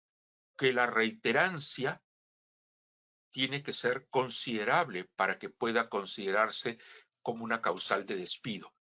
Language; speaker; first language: Spanish; native; Spanish